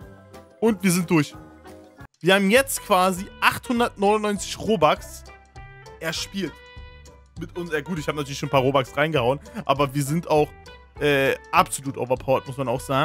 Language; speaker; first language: German; native; German